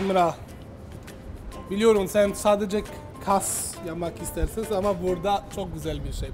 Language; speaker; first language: Turkish; non-native, learner; Italian